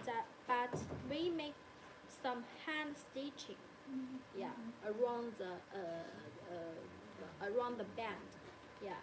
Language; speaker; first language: English; non-native, learner; Chinese